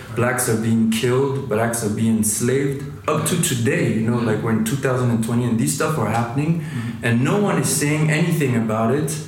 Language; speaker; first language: English; non-native, fluent; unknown